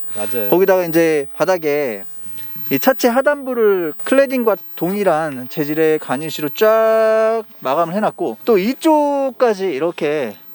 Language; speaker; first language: Korean; native; Korean